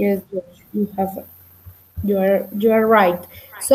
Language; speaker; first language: English; non-native, learner; Spanish